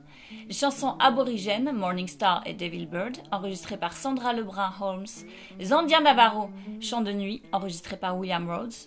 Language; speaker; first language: French; native; French